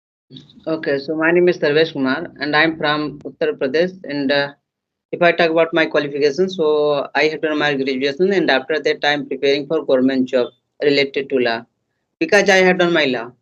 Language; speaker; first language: English; non-native, learner; Hindi